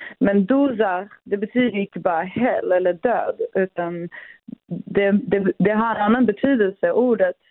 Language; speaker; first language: Swedish; early bilingual, other home language; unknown